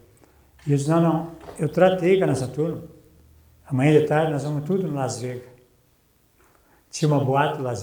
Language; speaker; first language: Portuguese; native; Portuguese